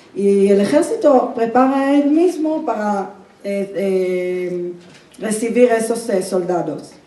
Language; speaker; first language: Spanish; non-native, fluent; Hebrew